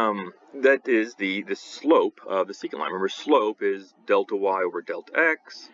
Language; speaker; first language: English; native; English